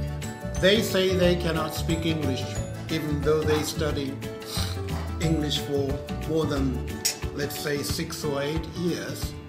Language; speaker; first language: English; non-native, fluent; Japanese